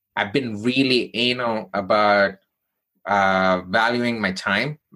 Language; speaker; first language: English; non-native, local second language; Tamil